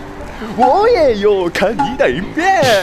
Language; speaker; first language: Chinese; non-native, learner; Japanese